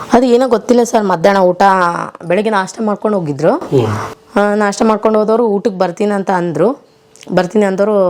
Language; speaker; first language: Kannada; native; Kannada